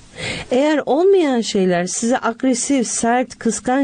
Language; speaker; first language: Turkish; native; Turkish